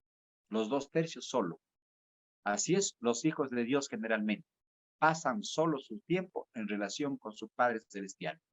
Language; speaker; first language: Spanish; native; Spanish